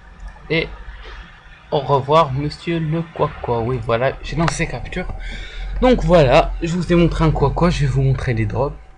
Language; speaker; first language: French; native; French